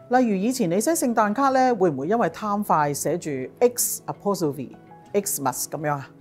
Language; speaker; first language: Chinese; native; Chinese